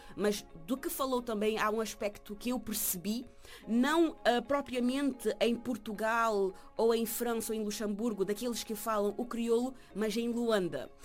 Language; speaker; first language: Portuguese; non-native, local second language; Kabuverdianu